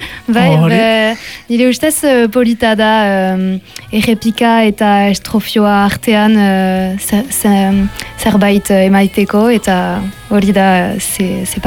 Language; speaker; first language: Basque; non-native, local second language; French